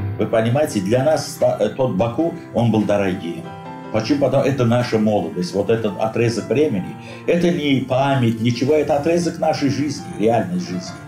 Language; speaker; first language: Russian; non-native, local second language; Azerbaijani